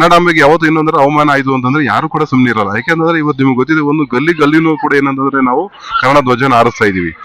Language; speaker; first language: Kannada; native; Kannada